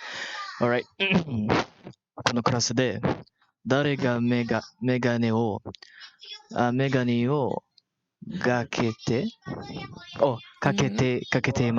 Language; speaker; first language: Japanese; non-native, learner; Malay